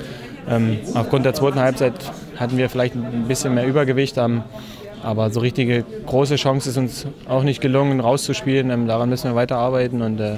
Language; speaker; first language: German; native; German